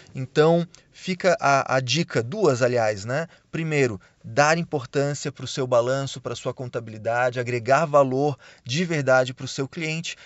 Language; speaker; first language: Portuguese; native; Portuguese